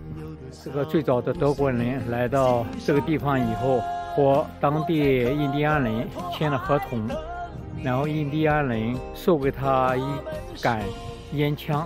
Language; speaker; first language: Chinese; native; Chinese